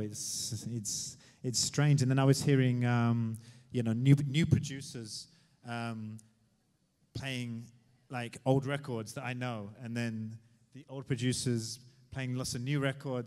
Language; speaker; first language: English; native; English